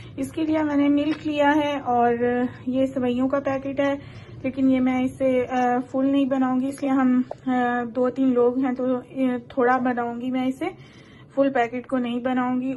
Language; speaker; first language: Urdu; non-native, local second language; Punjabi